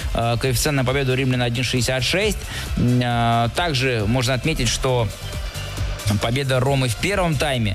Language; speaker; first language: Russian; native; Russian